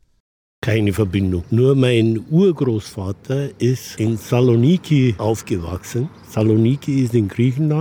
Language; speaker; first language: German; non-native, fluent; Turkish